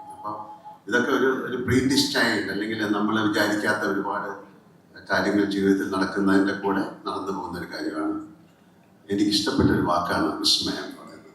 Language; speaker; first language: Malayalam; native; Malayalam